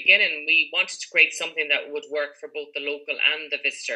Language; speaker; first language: English; native; English